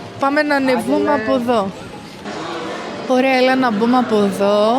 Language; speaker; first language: Greek; native; Greek